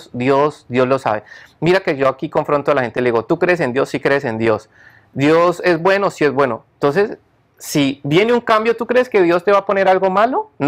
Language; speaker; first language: Spanish; native; Spanish